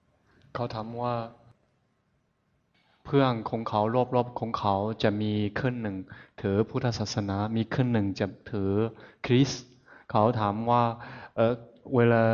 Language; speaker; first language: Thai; non-native, fluent; Chinese